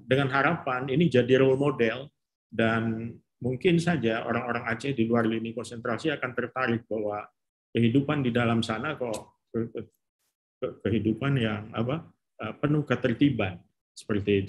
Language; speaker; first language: Indonesian; native; Indonesian